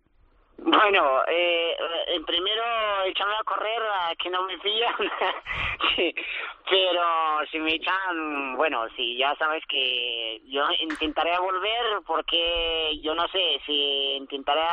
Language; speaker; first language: Spanish; early bilingual, other home language; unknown